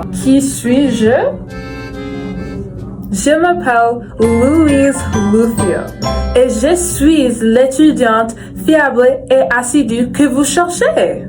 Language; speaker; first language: French; non-native, learner; English